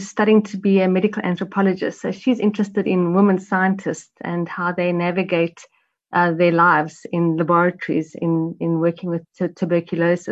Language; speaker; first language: English; native; English